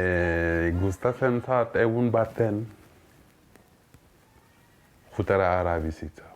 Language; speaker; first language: Basque; non-native, learner; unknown